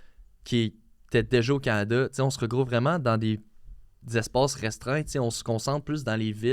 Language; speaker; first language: French; native; French